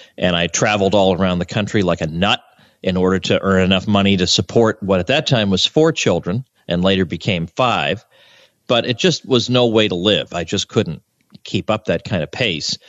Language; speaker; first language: English; native; English